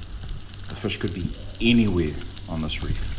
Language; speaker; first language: English; native; English